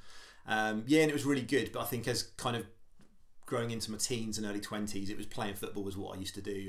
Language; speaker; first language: English; native; English